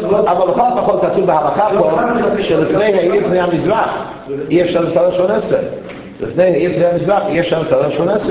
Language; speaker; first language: Hebrew; non-native, fluent; English